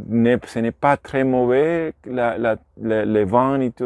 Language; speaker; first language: French; non-native, learner; Spanish